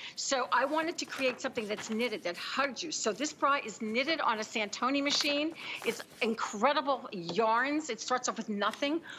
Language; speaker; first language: English; native; English